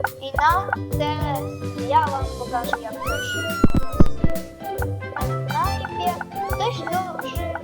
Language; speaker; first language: Polish; non-native, learner; Ukrainian